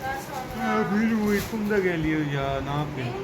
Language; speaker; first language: Turkish; non-native, learner; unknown